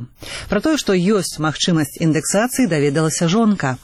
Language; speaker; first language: Belarusian; native; Belarusian